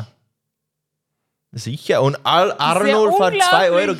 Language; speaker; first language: German; non-native, learner; English